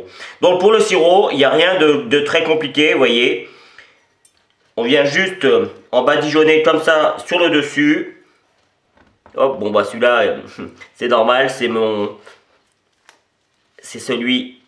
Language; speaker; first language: French; native; French